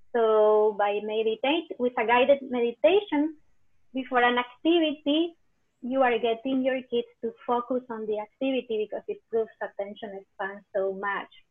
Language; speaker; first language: English; non-native, fluent; Spanish